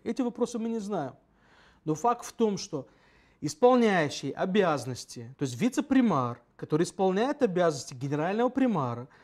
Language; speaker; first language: Russian; native; Russian